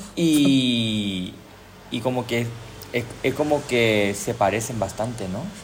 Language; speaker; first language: Spanish; early bilingual, other home language; Korean